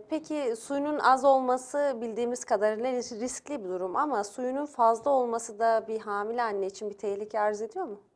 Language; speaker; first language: Turkish; native; Turkish